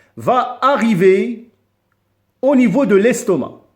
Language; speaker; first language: French; non-native, local second language; Arabic